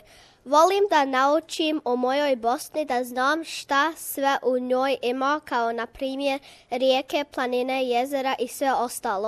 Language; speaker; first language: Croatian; early bilingual, heritage; Bosnian